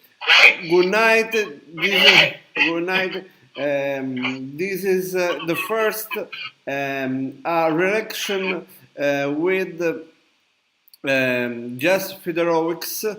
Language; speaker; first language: English; non-native, learner; Italian